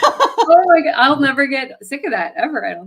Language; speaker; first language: English; native; English